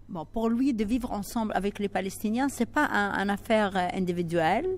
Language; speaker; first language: French; non-native, fluent; Arabic